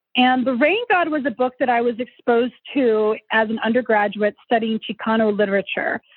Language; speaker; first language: English; native; English